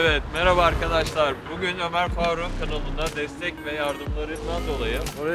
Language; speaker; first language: Turkish; native; Turkish